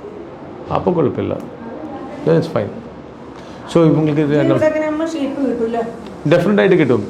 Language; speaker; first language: Malayalam; non-native, local second language; Tamil